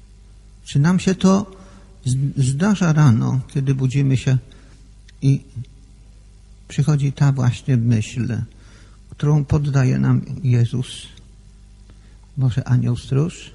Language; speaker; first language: Polish; native; Polish